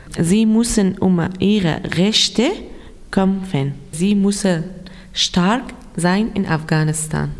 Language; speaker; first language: German; non-native, learner; Persian